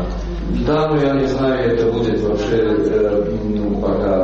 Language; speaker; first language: Russian; non-native, fluent; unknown